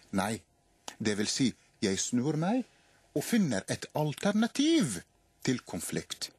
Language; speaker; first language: Norwegian; non-native, fluent; Arabic